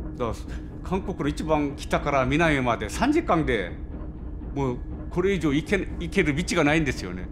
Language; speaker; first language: Japanese; non-native, fluent; Korean